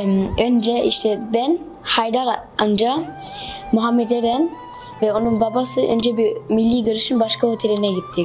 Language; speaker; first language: Turkish; early bilingual, heritage; Turkish